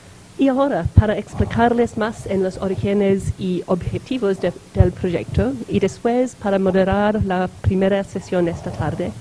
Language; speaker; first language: Spanish; non-native, fluent; English